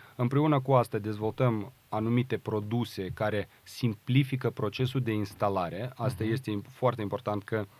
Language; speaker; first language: Romanian; non-native, local second language; Russian